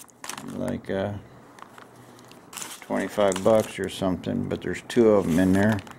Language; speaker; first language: English; native; English